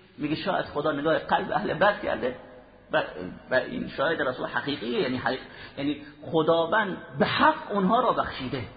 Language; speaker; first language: Persian; native; Persian